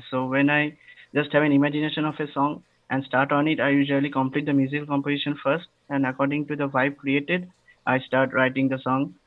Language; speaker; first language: English; non-native, local second language; Bangla